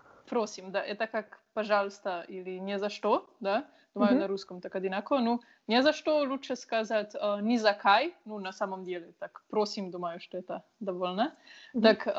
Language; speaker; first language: Russian; non-native, learner; Slovenian